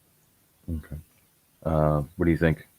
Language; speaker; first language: English; native; English